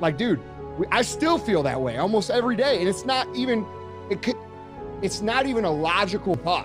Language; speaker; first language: English; native; English